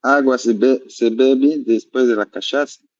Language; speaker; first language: Portuguese; non-native, learner; Spanish